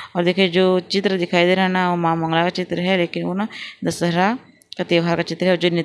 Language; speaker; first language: Hindi; non-native, local second language; Odia